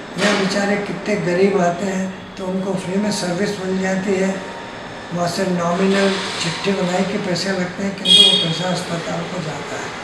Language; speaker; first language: Hindi; native; Hindi